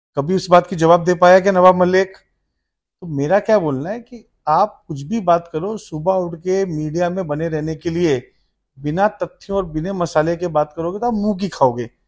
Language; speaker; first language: Hindi; native; Hindi